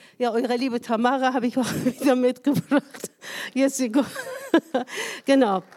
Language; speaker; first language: German; non-native, fluent; Persian